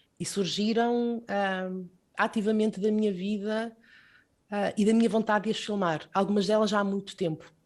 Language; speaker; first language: Portuguese; native; Portuguese